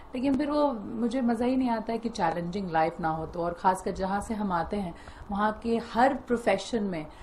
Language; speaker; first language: Hindi; native; Hindi